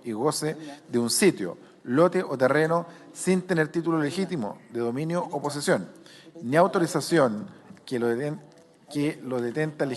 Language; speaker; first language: Spanish; native; Spanish